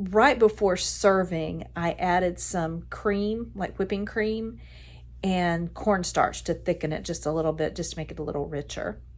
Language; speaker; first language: English; native; English